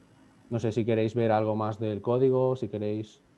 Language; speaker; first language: Spanish; native; Spanish